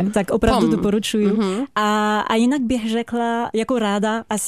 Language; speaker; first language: Czech; non-native, fluent; French